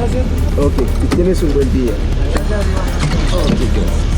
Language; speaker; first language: Spanish; non-native, learner; Haitian Creole